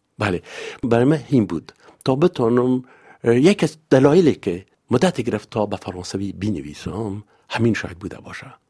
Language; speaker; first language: Persian; native; Persian